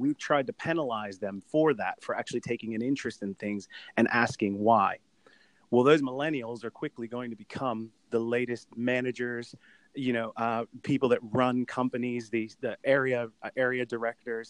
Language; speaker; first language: English; native; English